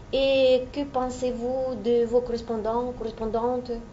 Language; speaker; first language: French; non-native, fluent; Russian